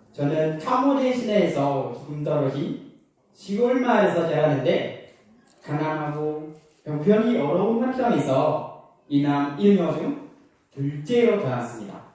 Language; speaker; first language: Korean; non-native, learner; Khmer